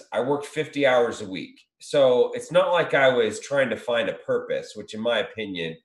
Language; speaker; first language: English; native; English